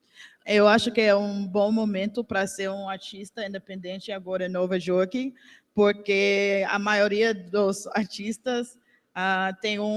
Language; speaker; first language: Portuguese; non-native, learner; English